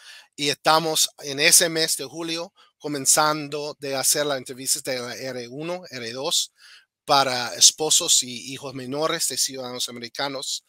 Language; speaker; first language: Spanish; non-native, fluent; English